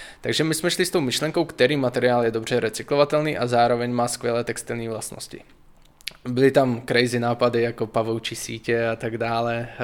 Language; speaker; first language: Czech; native; Czech